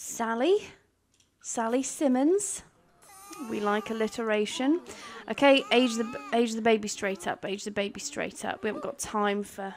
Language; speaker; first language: English; native; English